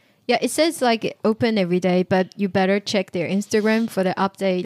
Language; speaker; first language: English; non-native, fluent; Chinese